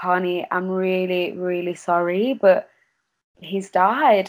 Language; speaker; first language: English; native; English